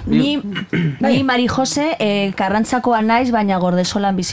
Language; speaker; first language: Basque; non-native, local second language; Spanish